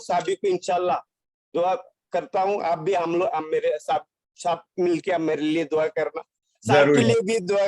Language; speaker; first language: Hindi; non-native, fluent; Bangla